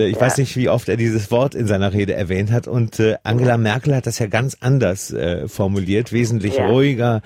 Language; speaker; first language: German; native; German